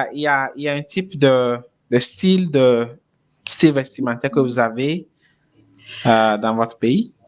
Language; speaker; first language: French; non-native, fluent; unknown